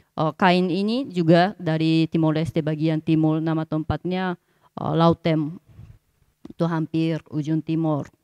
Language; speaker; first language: Indonesian; non-native, fluent; Japanese